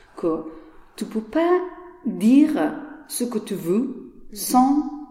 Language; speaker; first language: French; non-native, learner; Persian